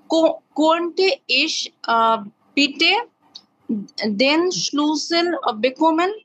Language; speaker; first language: German; non-native, learner; Bangla